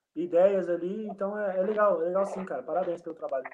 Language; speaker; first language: Portuguese; native; Portuguese